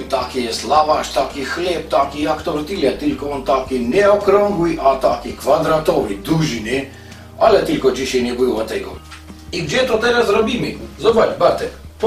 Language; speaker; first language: Polish; non-native, fluent; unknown